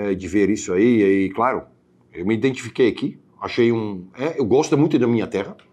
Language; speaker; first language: Portuguese; non-native, fluent; Dutch